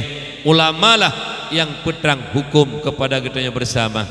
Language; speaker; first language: Indonesian; non-native, local second language; Achinese